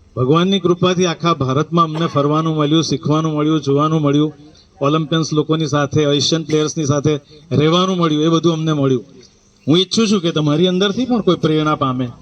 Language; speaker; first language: Gujarati; native; Gujarati